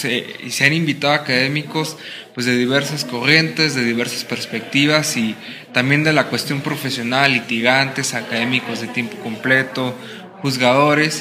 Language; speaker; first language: Spanish; native; Spanish